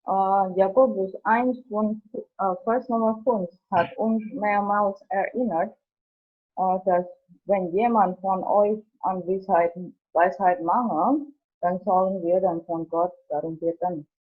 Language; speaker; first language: German; non-native, learner; Indonesian